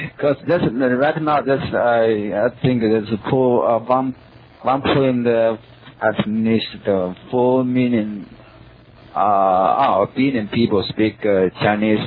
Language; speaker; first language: English; non-native, learner; Chinese